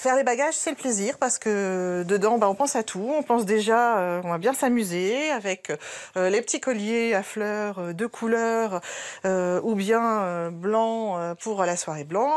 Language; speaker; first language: French; native; French